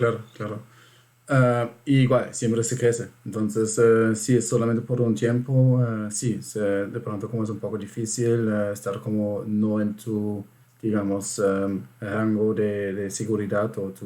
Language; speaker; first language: Spanish; non-native, fluent; German